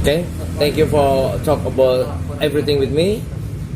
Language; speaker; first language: English; non-native, learner; Indonesian